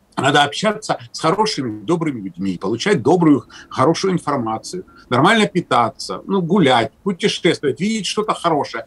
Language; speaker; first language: Russian; native; Russian